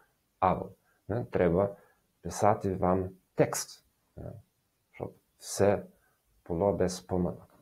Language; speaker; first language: Ukrainian; non-native, learner; German